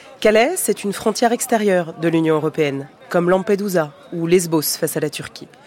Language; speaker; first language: French; native; French